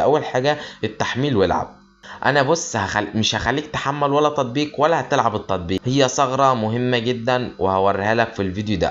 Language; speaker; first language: Arabic; native; Arabic